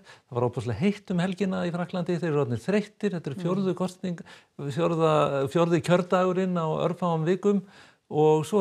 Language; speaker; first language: Icelandic; native; Icelandic